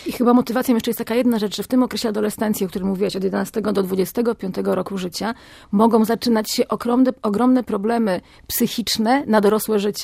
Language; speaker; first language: Polish; native; Polish